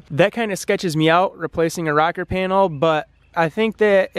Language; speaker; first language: English; native; English